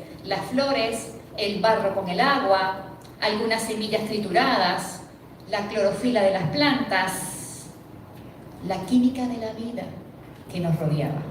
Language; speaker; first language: Spanish; native; Spanish